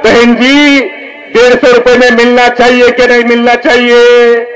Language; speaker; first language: Hindi; non-native, local second language; Marathi